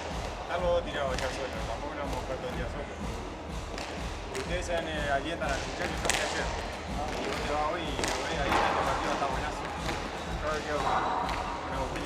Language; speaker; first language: Spanish; native; Spanish